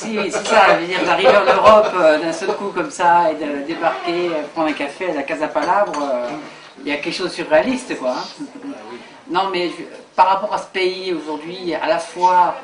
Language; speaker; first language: French; native; French